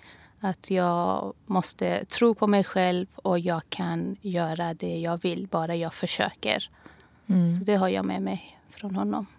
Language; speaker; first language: Swedish; non-native, fluent; Persian